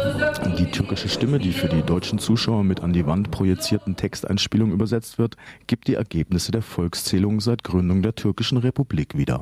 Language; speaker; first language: German; native; German